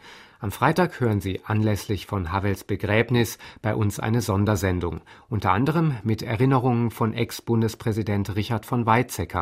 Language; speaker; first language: German; native; German